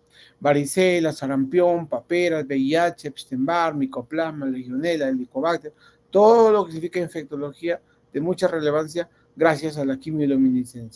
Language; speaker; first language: Spanish; native; Spanish